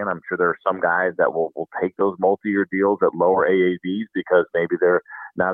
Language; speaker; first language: English; native; English